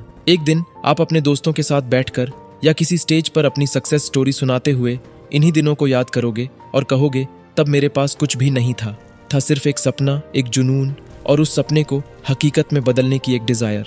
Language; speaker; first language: Hindi; native; Hindi